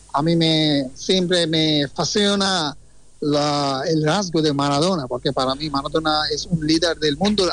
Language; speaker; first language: Spanish; non-native, fluent; Bangla